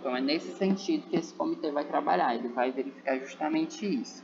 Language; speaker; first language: Portuguese; native; Portuguese